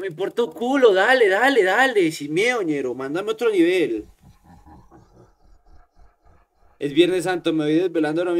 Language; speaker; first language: Spanish; native; Spanish